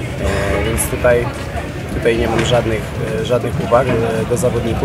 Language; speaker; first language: Polish; native; Polish